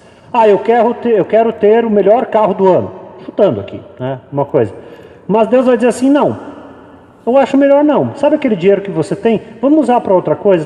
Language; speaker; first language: Portuguese; native; Portuguese